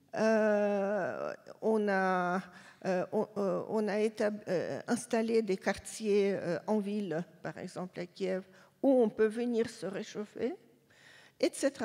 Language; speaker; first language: French; non-native, fluent; Russian